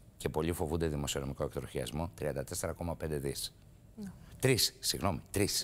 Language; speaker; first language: Greek; native; Greek